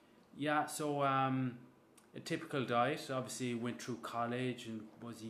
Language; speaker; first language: English; native; English